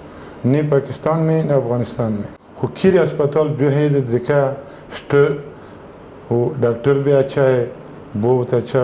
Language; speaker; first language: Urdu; non-native, learner; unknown